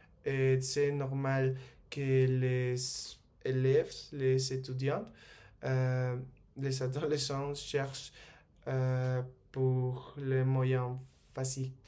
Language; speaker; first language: French; non-native, learner; Spanish